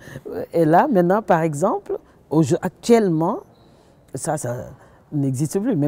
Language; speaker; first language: French; non-native, local second language; Wolof